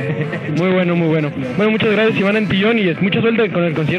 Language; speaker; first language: Spanish; native; Spanish